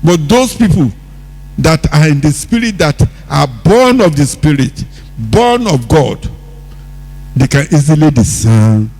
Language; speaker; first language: English; non-native, local second language; Yoruba